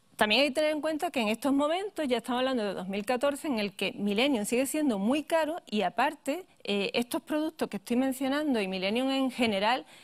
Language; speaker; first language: Spanish; native; Spanish